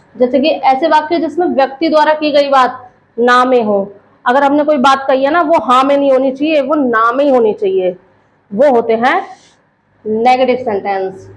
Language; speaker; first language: Hindi; native; Hindi